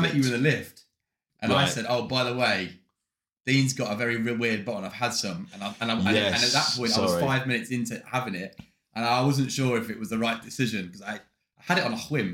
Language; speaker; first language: English; native; English